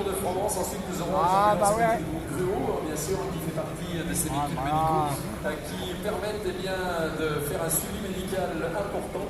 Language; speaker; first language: French; native; French